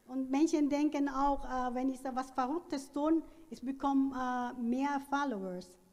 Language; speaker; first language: German; non-native, fluent; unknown